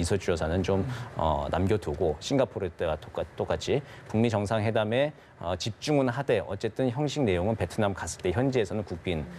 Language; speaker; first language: Korean; native; Korean